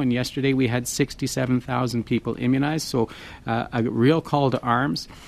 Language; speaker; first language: English; native; English